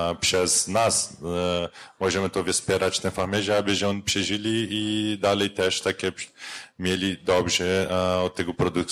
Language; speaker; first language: Polish; non-native, learner; Portuguese